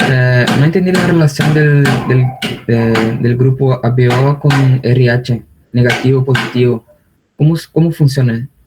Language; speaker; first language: Spanish; non-native, fluent; Portuguese